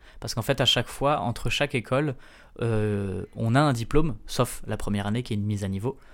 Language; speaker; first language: French; native; French